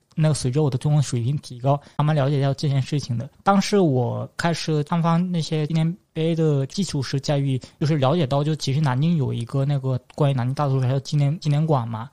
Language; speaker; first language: Chinese; non-native, fluent; Korean